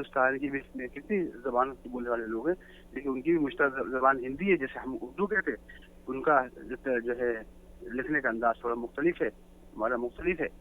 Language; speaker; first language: Urdu; native; Urdu